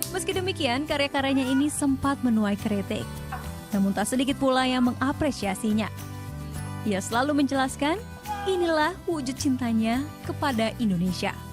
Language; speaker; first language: Indonesian; native; Indonesian